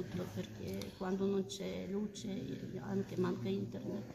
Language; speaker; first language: Italian; non-native, fluent; Ukrainian